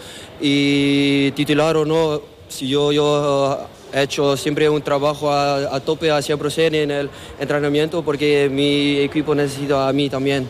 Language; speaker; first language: Spanish; non-native, learner; Papiamento